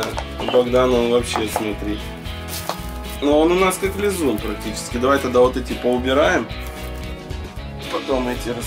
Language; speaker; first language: Russian; native; Russian